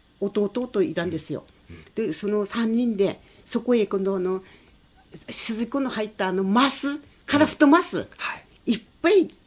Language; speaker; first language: Japanese; native; Japanese